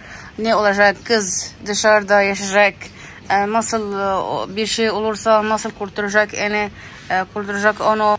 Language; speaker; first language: Turkish; non-native, learner; Arabic